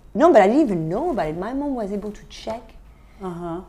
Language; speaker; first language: English; non-native, fluent; French